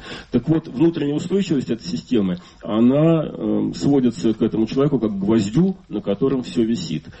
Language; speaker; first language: Russian; native; Russian